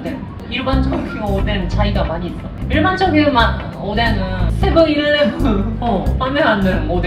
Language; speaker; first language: Korean; non-native, learner; Japanese